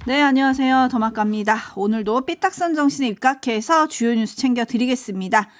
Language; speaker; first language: Korean; native; Korean